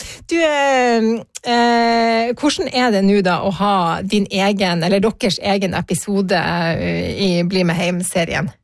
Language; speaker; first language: Norwegian; native; Norwegian